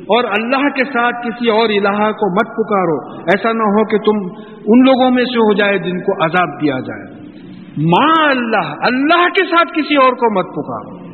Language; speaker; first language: Urdu; native; Urdu